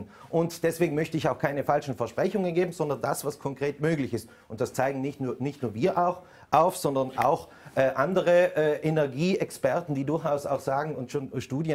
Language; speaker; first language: German; native; German